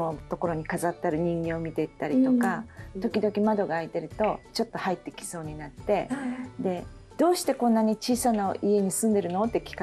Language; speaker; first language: Japanese; native; Japanese